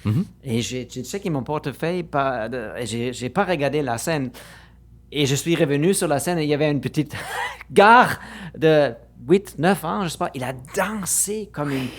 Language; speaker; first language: French; non-native, fluent; German